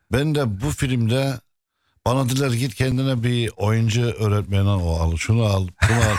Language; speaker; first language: Turkish; non-native, fluent; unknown